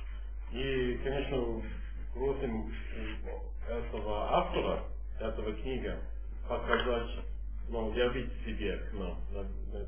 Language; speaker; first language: Russian; non-native, fluent; English